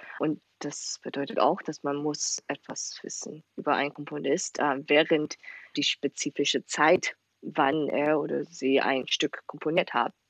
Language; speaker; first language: German; non-native, fluent; English